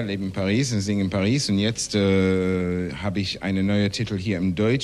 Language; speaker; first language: German; non-native, learner; English